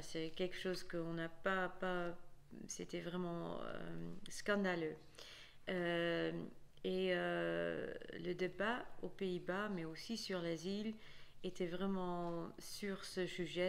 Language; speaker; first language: French; non-native, fluent; Dutch